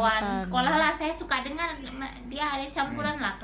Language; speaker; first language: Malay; non-native, local second language; Sundanese